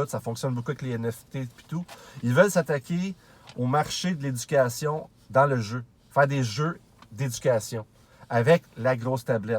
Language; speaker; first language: French; native; French